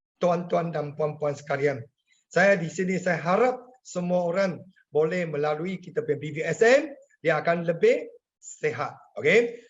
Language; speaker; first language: Malay; non-native, local second language; Chinese